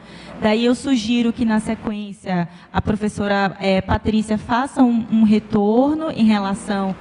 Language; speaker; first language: Portuguese; native; Portuguese